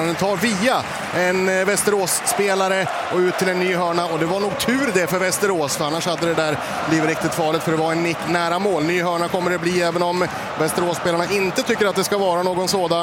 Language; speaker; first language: Swedish; native; Swedish